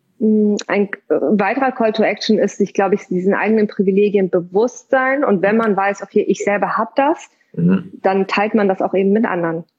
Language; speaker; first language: German; early bilingual, other home language; Persian